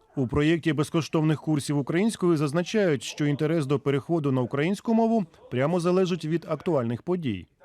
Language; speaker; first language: Ukrainian; native; Ukrainian